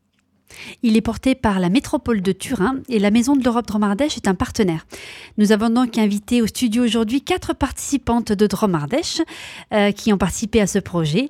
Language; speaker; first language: French; native; French